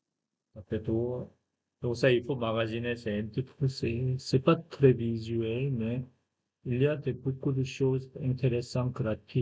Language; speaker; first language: French; non-native, fluent; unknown